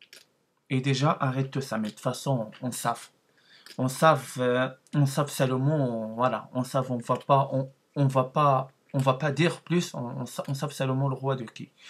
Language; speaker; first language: French; non-native, learner; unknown